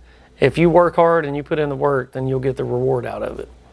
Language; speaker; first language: English; native; English